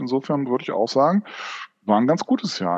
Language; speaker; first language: German; native; German